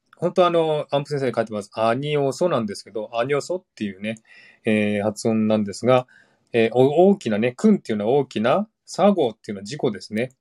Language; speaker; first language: Japanese; native; Japanese